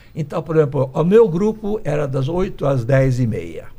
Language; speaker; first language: Portuguese; early bilingual, other home language; Hungarian